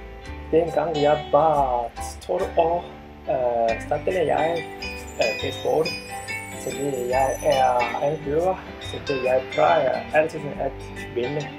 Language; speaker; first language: Danish; non-native, learner; Japanese